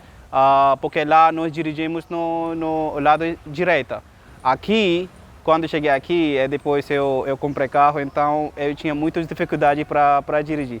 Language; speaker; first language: Portuguese; non-native, learner; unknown